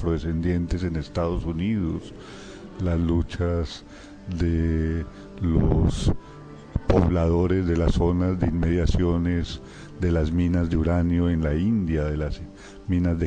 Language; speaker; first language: Spanish; native; Spanish